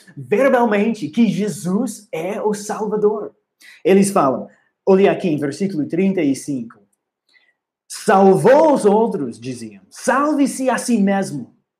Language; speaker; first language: Portuguese; non-native, learner; English